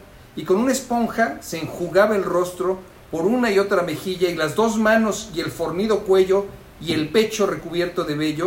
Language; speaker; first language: Spanish; native; Spanish